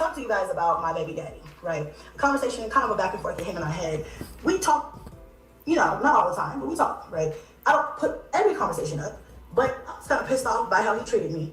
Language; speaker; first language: English; native; English